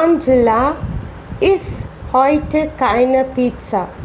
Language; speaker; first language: German; non-native, fluent; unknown